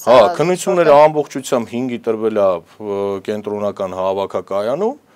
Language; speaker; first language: Armenian; native; Armenian